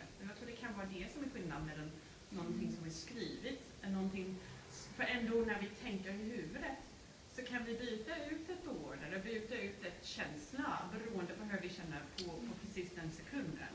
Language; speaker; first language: Swedish; non-native, fluent; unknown